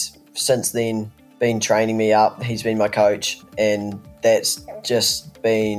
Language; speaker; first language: English; native; English